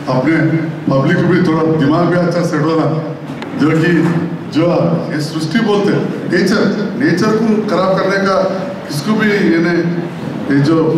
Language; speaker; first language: Urdu; non-native, local second language; Telugu